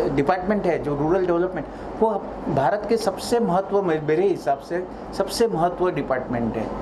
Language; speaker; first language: Hindi; non-native, local second language; Marathi